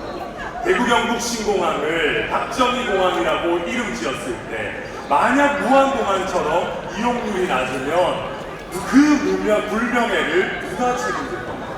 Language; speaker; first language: Korean; native; Korean